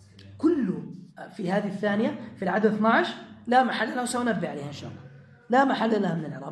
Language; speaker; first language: Arabic; native; Arabic